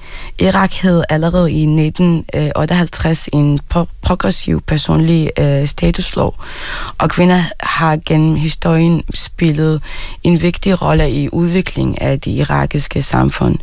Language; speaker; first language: Danish; non-native, fluent; Arabic